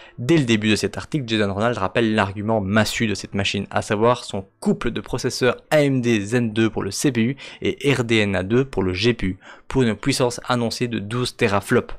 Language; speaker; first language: French; native; French